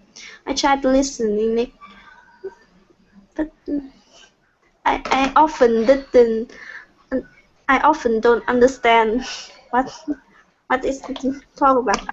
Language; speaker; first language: English; non-native, learner; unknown